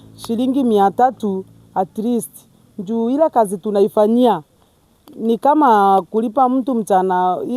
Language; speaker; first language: Swahili; non-native, local second language; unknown